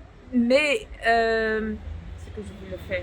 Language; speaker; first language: French; non-native, local second language; Dutch